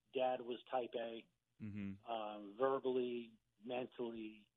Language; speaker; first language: English; native; English